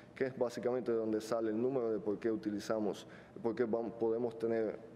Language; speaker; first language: Spanish; non-native, fluent; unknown